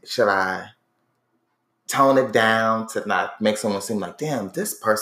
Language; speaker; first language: English; native; English